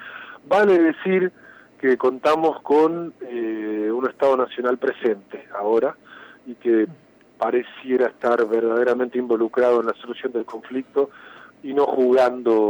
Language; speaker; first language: Spanish; native; Spanish